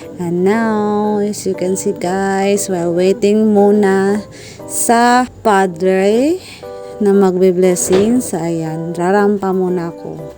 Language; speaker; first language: Filipino; non-native, local second language; Cebuano